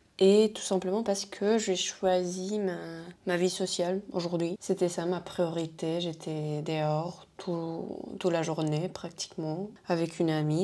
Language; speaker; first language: French; non-native, fluent; Spanish